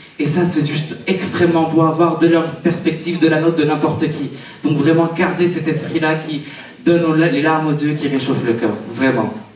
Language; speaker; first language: French; native; French